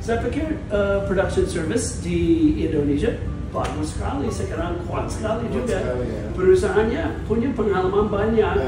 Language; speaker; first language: Indonesian; non-native, fluent; English